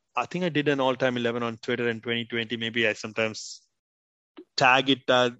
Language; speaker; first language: English; non-native, local second language; Tamil